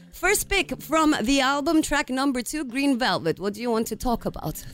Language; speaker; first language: English; non-native, fluent; Italian